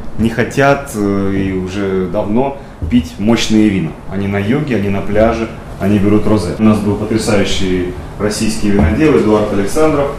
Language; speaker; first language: Russian; native; Russian